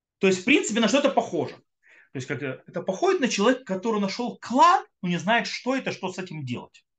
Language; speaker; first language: Russian; early bilingual, heritage; Russian